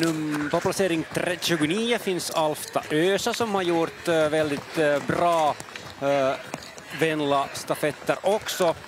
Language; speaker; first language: Swedish; native; Swedish